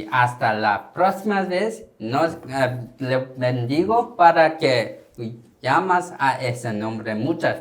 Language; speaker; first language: Spanish; non-native, learner; Korean